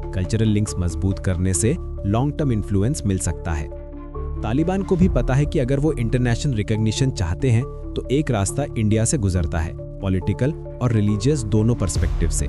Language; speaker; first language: Hindi; native; Hindi